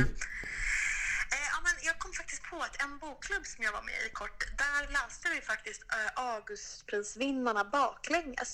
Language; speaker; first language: Swedish; native; Swedish